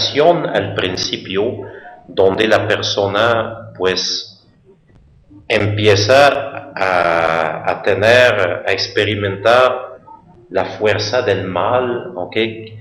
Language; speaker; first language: Spanish; non-native, fluent; French